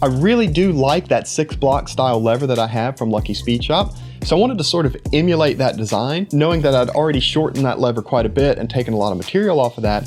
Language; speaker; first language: English; native; English